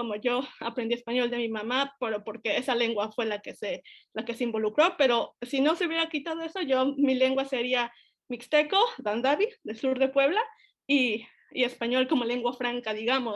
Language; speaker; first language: Spanish; native; Spanish